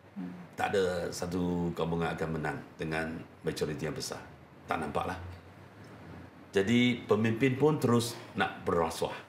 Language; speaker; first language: Malay; non-native, local second language; Chinese